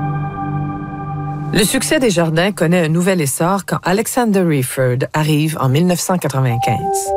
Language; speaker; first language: French; native; French